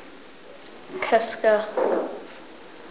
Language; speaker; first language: French; non-native, learner; English